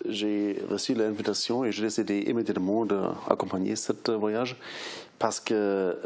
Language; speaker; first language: French; non-native, fluent; German